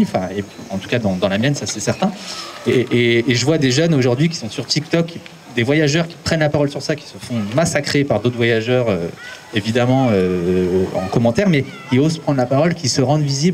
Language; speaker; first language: French; native; French